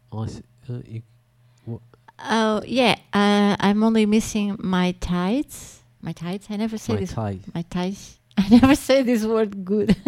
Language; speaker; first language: English; non-native, fluent; Portuguese